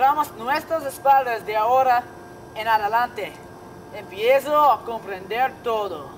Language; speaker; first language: Spanish; non-native, learner; English